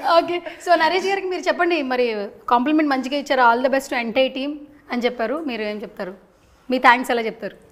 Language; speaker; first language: Telugu; native; Telugu